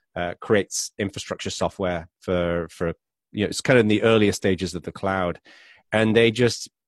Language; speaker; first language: English; native; English